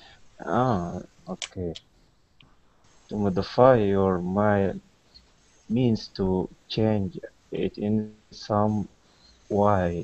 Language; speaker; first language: English; non-native, learner; Arabic